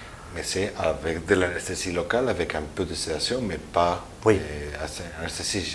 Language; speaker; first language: French; non-native, learner; Spanish